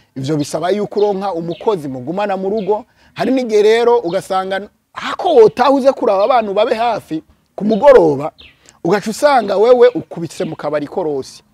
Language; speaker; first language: Rundi; early bilingual, heritage; Rundi